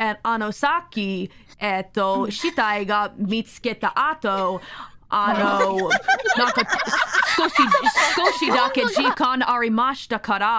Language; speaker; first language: Japanese; non-native, learner; English